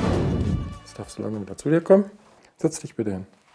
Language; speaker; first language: German; native; German